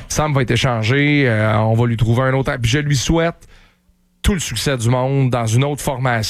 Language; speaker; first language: French; native; French